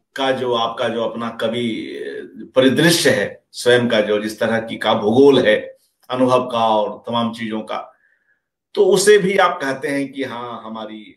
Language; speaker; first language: Hindi; native; Hindi